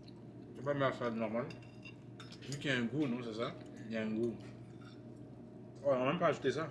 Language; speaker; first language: French; native; French